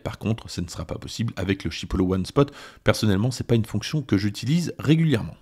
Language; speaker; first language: French; native; French